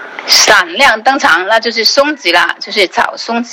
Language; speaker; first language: Chinese; native; Chinese